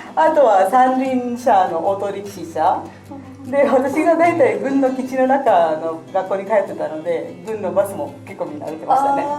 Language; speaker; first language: Japanese; non-native, fluent; Malayalam